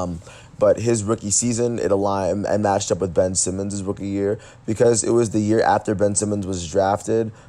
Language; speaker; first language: English; native; English